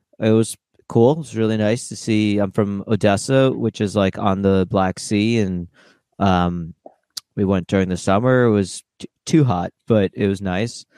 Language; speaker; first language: English; early bilingual, other home language; Russian